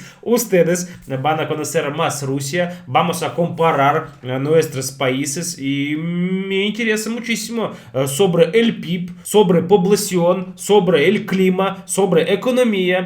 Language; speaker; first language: Spanish; non-native, fluent; Russian